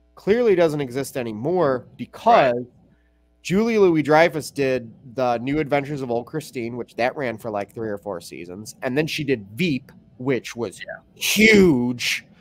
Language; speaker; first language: English; native; English